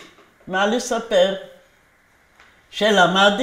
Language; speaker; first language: Hebrew; non-native, fluent; Polish